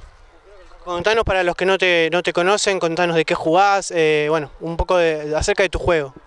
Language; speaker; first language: Spanish; native; Spanish